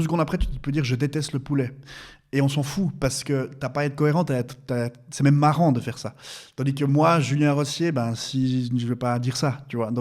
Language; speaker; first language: French; native; French